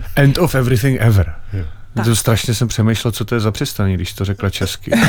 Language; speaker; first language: Czech; non-native, fluent; Norwegian